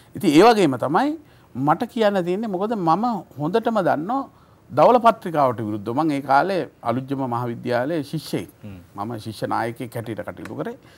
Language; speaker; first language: Sinhala; native; Sinhala